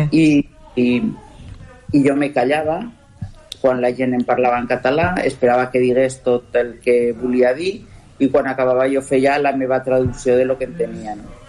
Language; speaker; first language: Catalan; non-native, local second language; Spanish